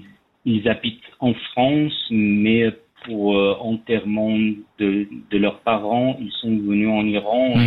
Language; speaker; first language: French; non-native, fluent; Persian